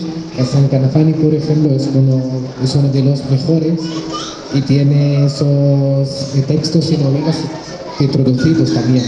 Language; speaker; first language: Spanish; non-native, fluent; Arabic